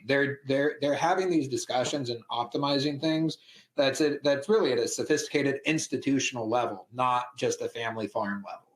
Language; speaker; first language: English; native; English